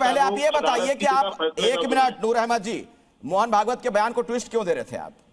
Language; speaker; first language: Hindi; native; Hindi